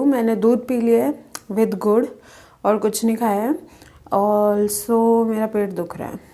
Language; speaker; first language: Hindi; native; Hindi